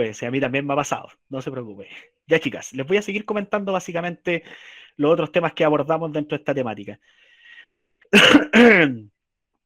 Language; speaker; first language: Spanish; native; Spanish